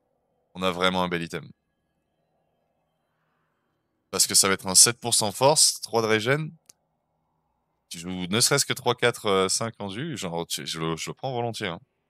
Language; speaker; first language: French; native; French